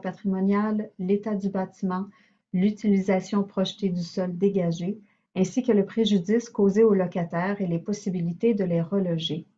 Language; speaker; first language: French; native; French